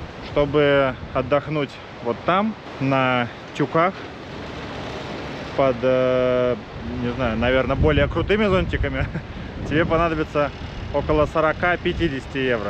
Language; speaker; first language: Russian; native; Russian